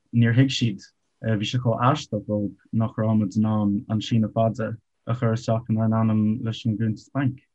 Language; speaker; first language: Irish; non-native, local second language; English